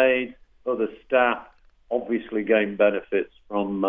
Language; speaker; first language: English; native; English